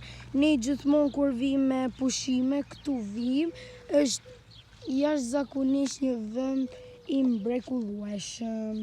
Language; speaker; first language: Albanian; early bilingual, heritage; Albanian